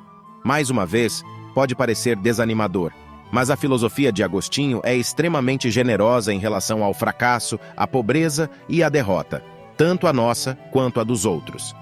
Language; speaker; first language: Portuguese; native; Portuguese